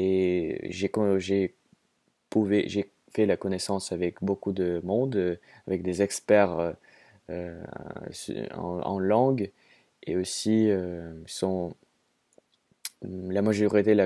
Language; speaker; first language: French; non-native, fluent; Russian